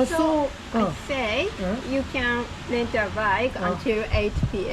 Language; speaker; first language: English; non-native, learner; Japanese